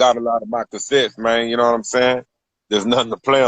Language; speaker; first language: English; native; English